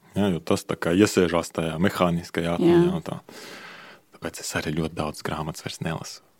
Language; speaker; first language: Latvian; non-native, local second language; Russian